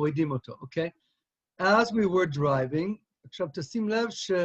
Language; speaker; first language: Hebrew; non-native, fluent; English